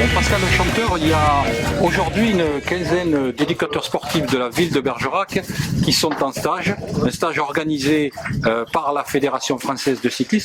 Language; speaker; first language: French; native; French